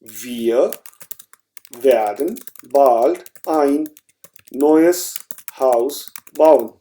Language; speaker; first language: German; non-native, fluent; Urdu